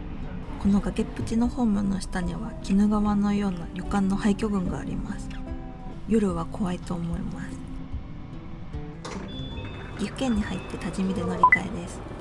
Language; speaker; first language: Japanese; native; Japanese